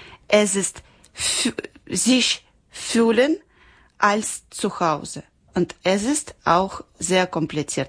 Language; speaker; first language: German; non-native, learner; Ukrainian